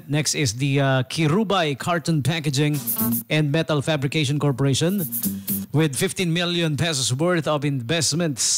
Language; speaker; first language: English; non-native, local second language; Filipino